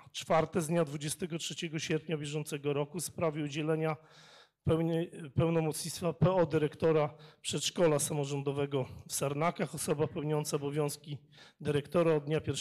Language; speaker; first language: Polish; native; Polish